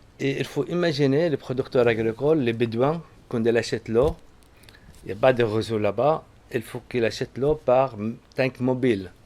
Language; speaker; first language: French; non-native, fluent; Arabic